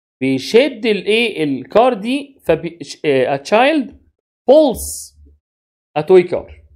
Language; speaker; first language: Arabic; native; Arabic